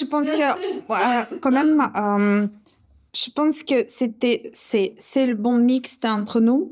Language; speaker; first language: French; non-native, fluent; Russian